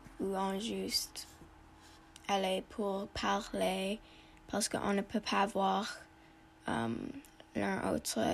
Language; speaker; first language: French; non-native, learner; English